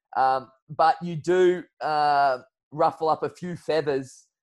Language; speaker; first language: English; native; English